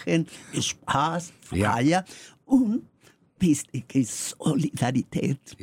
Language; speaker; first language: German; non-native, learner; Spanish